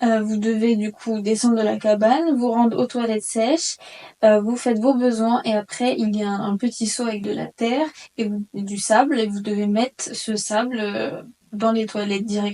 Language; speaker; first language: French; native; French